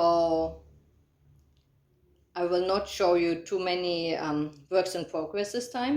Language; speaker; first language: English; non-native, fluent; German